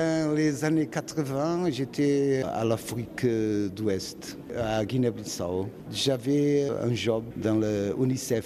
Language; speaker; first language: French; non-native, fluent; Portuguese